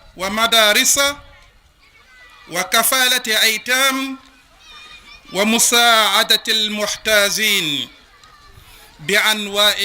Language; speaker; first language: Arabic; non-native, fluent; Wolof